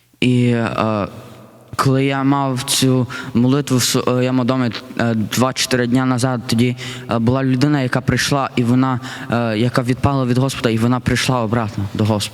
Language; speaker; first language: Ukrainian; early bilingual, heritage; Ukrainian